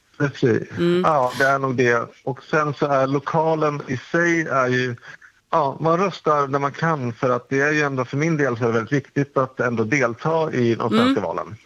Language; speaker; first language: Swedish; native; Swedish